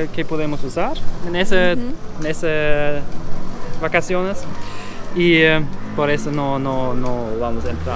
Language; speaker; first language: Spanish; non-native, learner; German